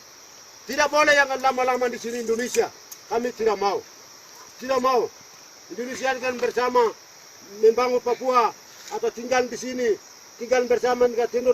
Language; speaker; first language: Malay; non-native, local second language; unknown